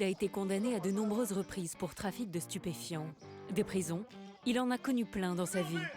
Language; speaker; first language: French; native; French